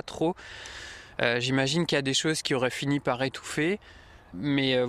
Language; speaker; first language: French; native; French